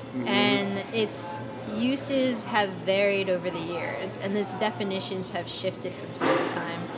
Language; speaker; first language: English; native; English